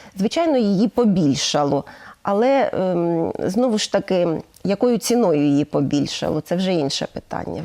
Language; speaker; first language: Ukrainian; native; Ukrainian